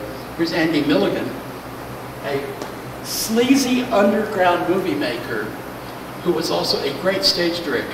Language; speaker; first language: English; native; English